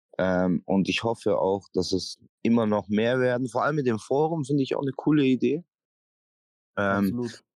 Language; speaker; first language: German; native; German